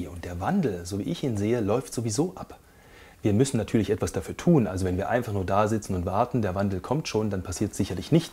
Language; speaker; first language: German; native; German